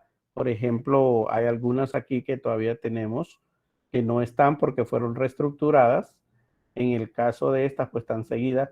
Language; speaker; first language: Spanish; native; Spanish